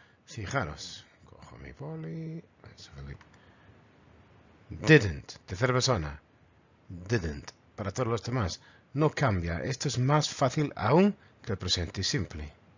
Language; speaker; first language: Spanish; native; Spanish